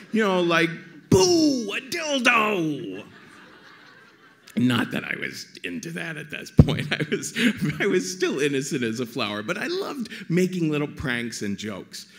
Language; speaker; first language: English; native; English